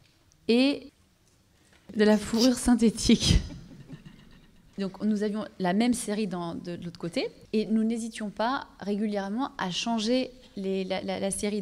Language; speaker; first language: French; native; French